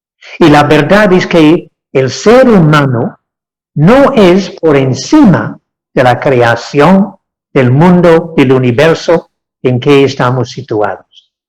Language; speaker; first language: Spanish; non-native, fluent; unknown